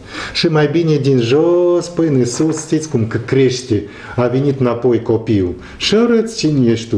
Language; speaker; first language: Romanian; non-native, local second language; Russian